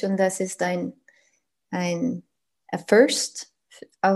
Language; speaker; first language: German; non-native, learner; French